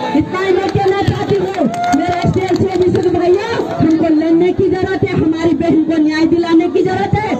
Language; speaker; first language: Hindi; native; Hindi